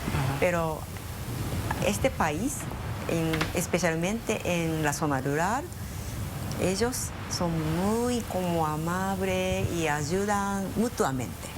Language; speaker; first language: Spanish; non-native, fluent; Japanese